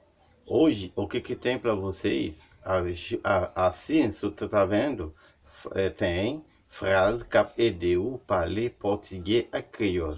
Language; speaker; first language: Portuguese; non-native, learner; Haitian Creole